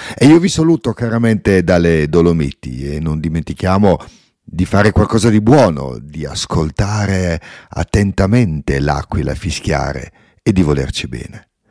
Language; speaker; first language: Italian; non-native, local second language; Ladin